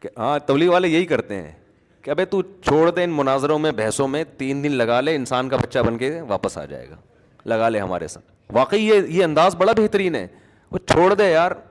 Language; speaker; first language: Urdu; native; Urdu